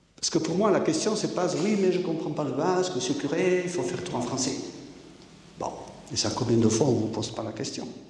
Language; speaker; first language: French; non-native, local second language; Basque